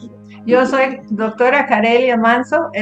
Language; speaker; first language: Spanish; non-native, fluent; English